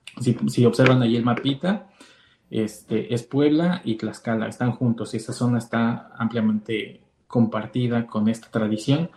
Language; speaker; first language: Spanish; native; Spanish